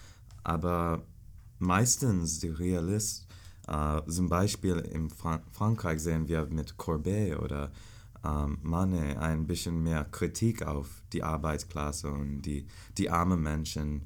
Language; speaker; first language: German; non-native, learner; English